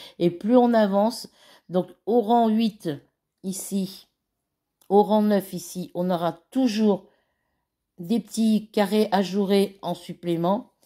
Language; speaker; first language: French; native; French